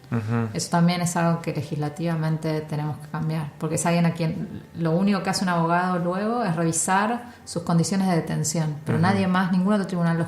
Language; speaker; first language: Spanish; native; Spanish